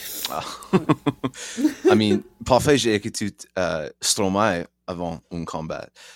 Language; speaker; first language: French; non-native, learner; English